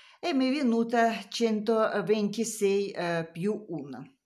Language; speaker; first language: Italian; non-native, learner; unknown